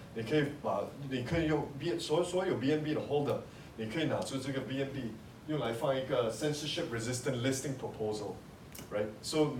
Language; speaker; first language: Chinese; non-native, local second language; English